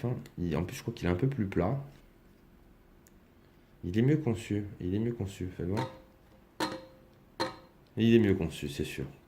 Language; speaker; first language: French; native; French